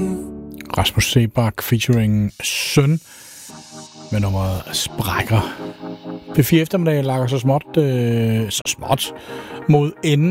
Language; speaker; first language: Danish; native; Danish